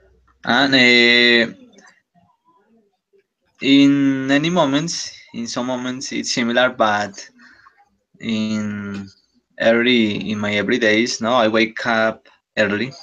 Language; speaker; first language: English; non-native, learner; Spanish